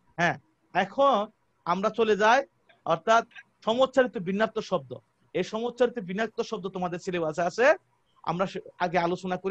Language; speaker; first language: Bangla; native; Bangla